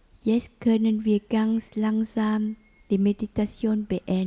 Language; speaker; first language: German; non-native, learner; Vietnamese